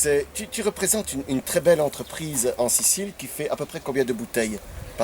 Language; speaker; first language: French; native; French